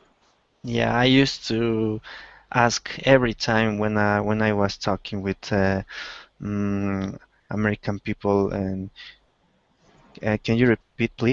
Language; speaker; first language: English; non-native, learner; Spanish